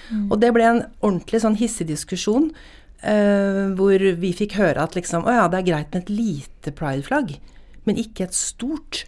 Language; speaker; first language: Norwegian; native; Norwegian